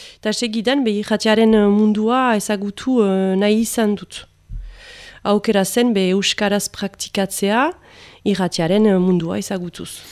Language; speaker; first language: Basque; non-native, local second language; French